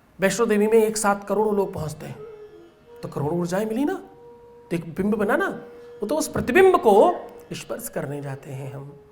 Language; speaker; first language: Hindi; native; Hindi